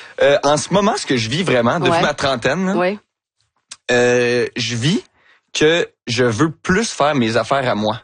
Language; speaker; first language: French; native; French